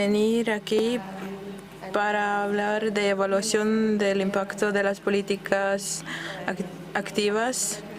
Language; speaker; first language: Spanish; non-native, fluent; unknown